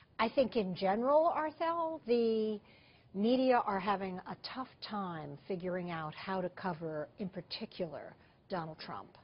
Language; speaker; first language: English; native; English